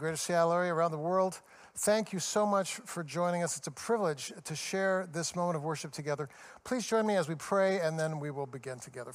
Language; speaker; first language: English; native; English